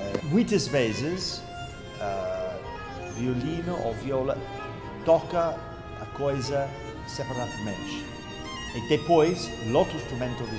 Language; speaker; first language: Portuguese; non-native, fluent; Italian